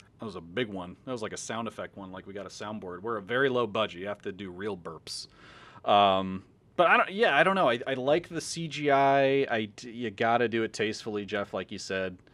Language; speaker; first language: English; native; English